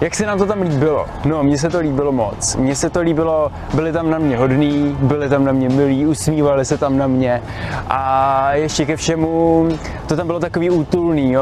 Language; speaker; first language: Czech; native; Czech